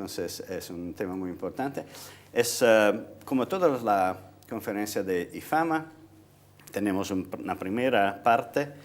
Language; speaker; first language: Spanish; non-native, fluent; Italian